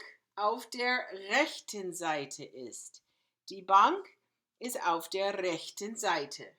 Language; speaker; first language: German; non-native, fluent; English